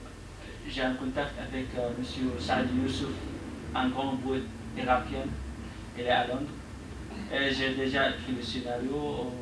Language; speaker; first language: French; non-native, learner; Arabic